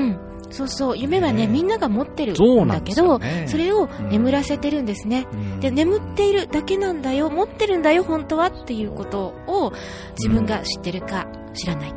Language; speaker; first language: Japanese; native; Japanese